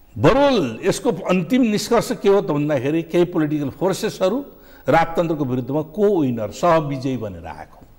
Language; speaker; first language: Nepali; native; Nepali